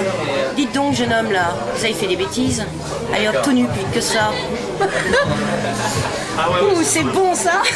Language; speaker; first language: French; native; French